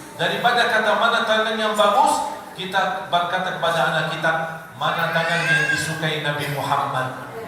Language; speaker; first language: Indonesian; non-native, fluent; Arabic